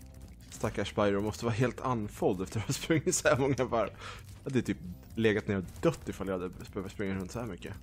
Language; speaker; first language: Swedish; native; Swedish